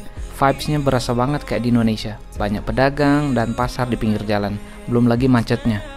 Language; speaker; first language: Indonesian; native; Indonesian